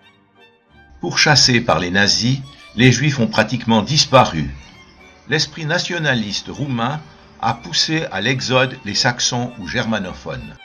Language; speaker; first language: French; native; French